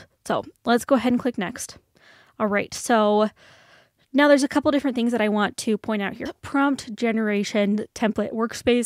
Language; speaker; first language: English; native; English